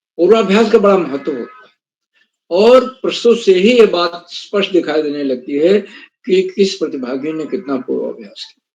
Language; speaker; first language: Hindi; native; Hindi